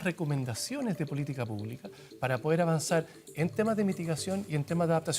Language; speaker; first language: Spanish; native; Spanish